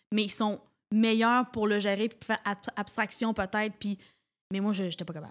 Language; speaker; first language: French; native; French